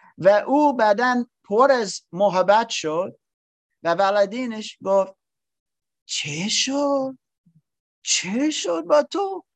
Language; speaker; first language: Persian; non-native, learner; English